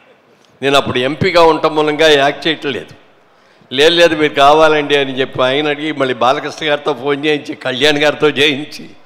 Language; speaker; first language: Telugu; native; Telugu